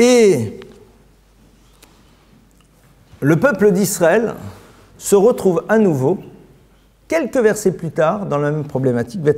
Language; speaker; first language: French; native; French